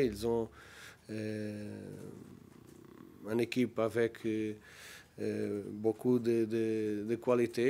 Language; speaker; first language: French; non-native, learner; Portuguese